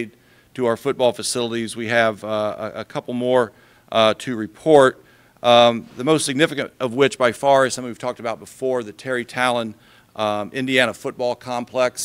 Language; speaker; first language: English; native; English